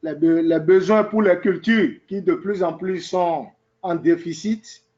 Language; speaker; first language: French; native; French